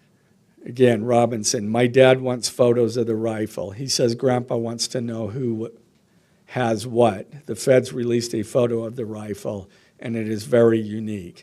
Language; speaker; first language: English; native; English